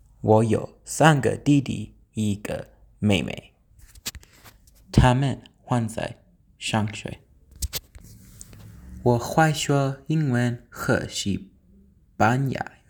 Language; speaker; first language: Chinese; non-native, learner; English